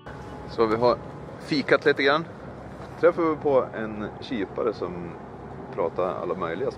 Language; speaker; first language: Swedish; native; Swedish